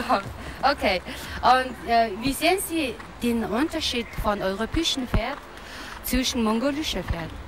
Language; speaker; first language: German; non-native, learner; Mongolian